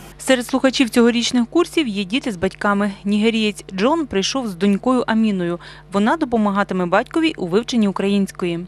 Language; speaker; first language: Ukrainian; native; Ukrainian